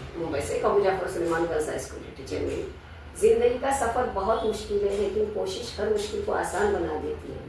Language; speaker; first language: Hindi; non-native, local second language; Konkani